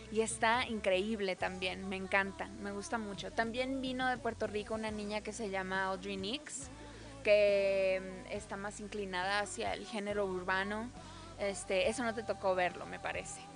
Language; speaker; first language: Spanish; native; Spanish